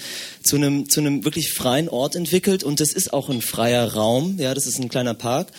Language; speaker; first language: German; native; German